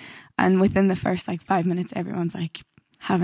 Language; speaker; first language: English; native; English